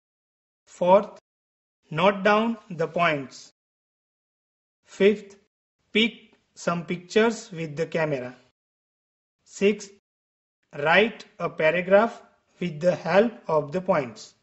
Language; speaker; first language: English; non-native, local second language; Gujarati